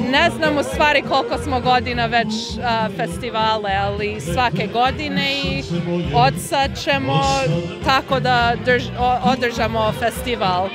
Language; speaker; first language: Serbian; early bilingual, heritage; Serbian